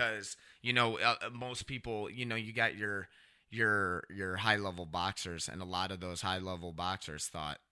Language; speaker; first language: English; native; English